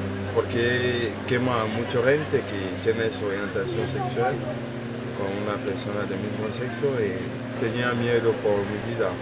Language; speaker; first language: Spanish; non-native, learner; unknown